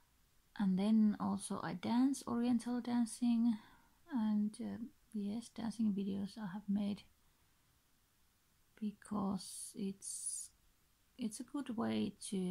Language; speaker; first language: English; non-native, learner; Finnish